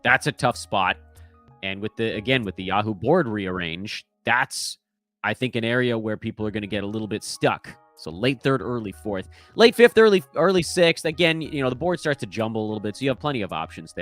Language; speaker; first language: English; native; English